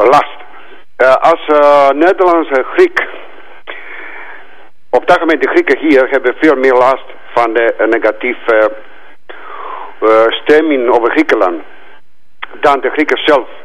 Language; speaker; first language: Dutch; non-native, fluent; Greek